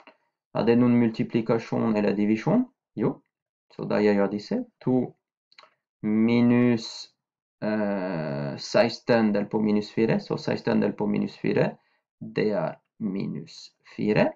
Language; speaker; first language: Norwegian; non-native, fluent; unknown